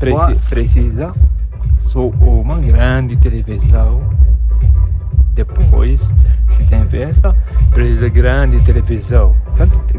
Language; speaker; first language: Portuguese; non-native, learner; Arabic